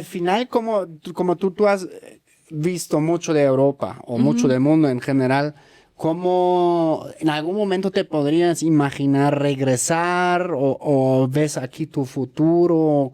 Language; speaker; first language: Spanish; native; Spanish